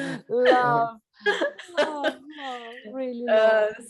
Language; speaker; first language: English; non-native, learner; German